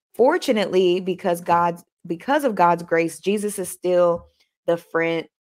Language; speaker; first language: English; native; English